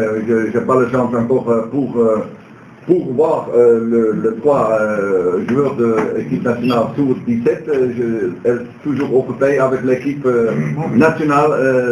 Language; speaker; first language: French; non-native, learner; Dutch